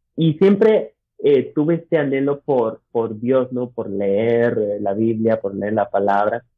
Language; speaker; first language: Spanish; early bilingual, other home language; English